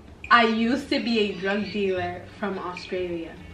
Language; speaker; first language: English; native; English